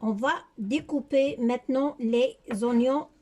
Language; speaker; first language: French; non-native, local second language; Arabic